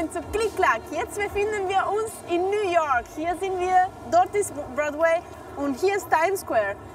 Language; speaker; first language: German; non-native, fluent; Spanish